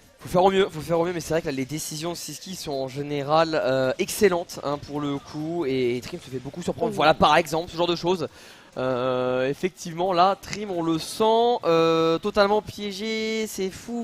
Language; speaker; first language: French; native; French